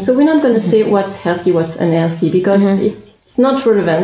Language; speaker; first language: English; non-native, fluent; French